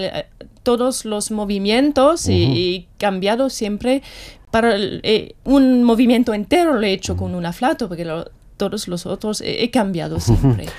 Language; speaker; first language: Spanish; non-native, fluent; German